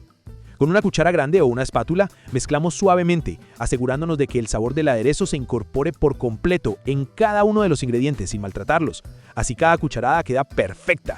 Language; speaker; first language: Spanish; native; Spanish